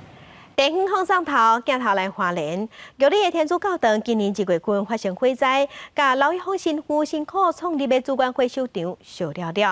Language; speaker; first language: Chinese; native; Chinese